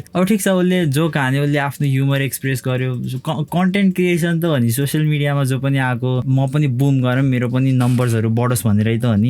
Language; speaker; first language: Nepali; native; Nepali